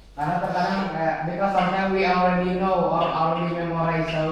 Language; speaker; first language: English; non-native, learner; Indonesian